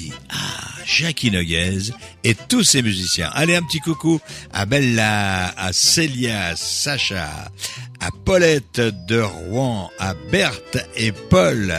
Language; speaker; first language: French; native; French